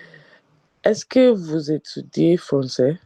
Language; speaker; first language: French; non-native, learner; English